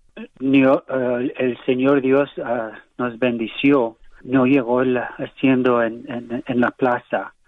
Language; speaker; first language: Spanish; early bilingual, heritage; English